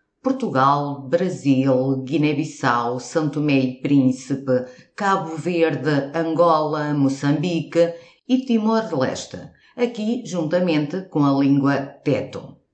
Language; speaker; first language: Portuguese; native; Portuguese